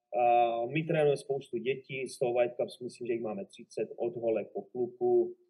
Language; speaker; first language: Czech; native; Czech